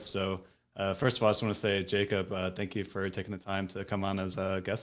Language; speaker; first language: English; native; English